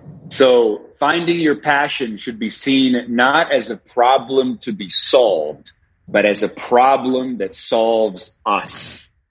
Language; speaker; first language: English; early bilingual, other home language; Spanish